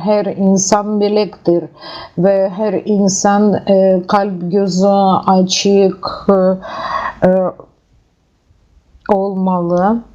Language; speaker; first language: Turkish; non-native, learner; Russian